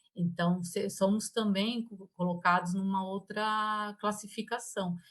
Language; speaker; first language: Portuguese; early bilingual, other home language; Spanish